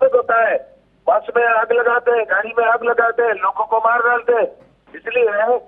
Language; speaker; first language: Hindi; native; Hindi